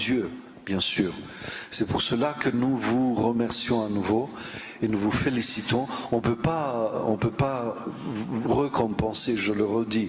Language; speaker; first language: French; non-native, fluent; Romanian